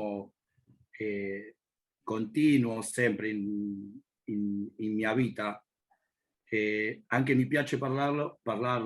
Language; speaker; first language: Italian; non-native, learner; Spanish